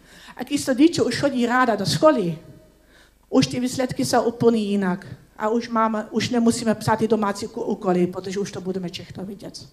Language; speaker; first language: Czech; non-native, learner; Dutch